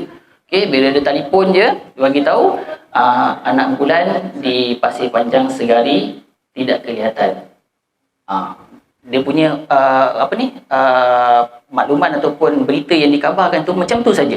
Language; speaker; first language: Malay; native; Malay